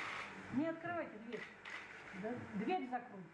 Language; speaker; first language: Russian; native; Russian